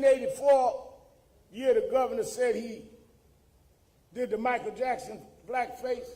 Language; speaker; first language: English; native; English